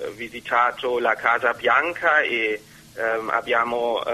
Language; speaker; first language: Italian; non-native, learner; German